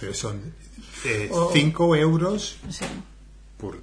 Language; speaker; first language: Spanish; non-native, fluent; English